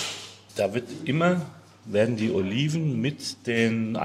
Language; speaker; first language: German; native; German